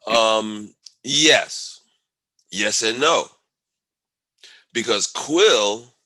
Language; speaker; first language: English; native; English